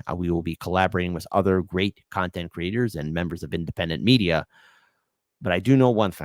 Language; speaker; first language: English; native; English